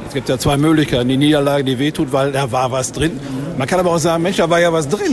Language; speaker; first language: German; native; German